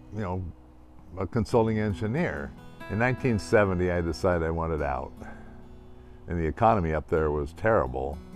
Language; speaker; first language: English; native; English